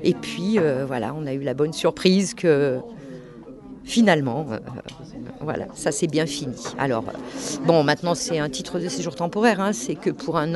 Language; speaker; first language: French; native; French